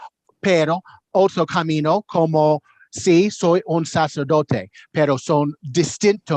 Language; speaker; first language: Spanish; non-native, learner; English